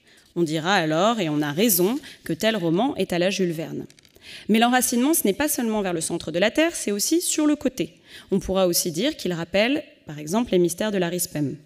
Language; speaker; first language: French; native; French